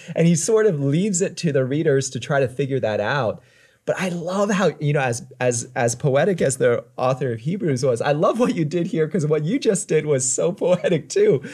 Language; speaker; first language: English; native; English